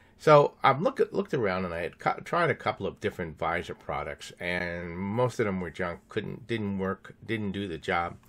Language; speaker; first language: English; native; English